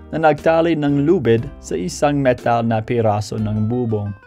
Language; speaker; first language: Filipino; non-native, fluent; English